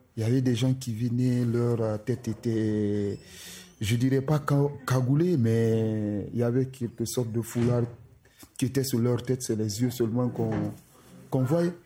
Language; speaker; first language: French; non-native, local second language; Susu